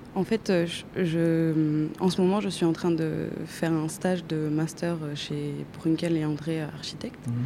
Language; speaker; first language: French; non-native, fluent; Spanish